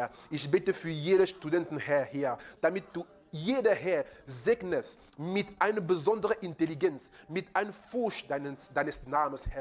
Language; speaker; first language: German; non-native, fluent; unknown